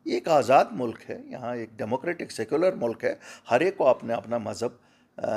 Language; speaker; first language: Hindi; non-native, local second language; Kashmiri